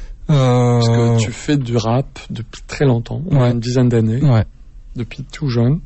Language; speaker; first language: French; native; French